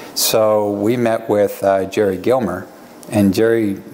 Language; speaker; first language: English; native; English